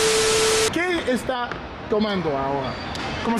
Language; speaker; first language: Spanish; non-native, learner; English